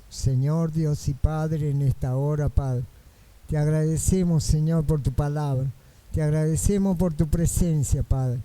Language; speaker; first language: Spanish; native; Spanish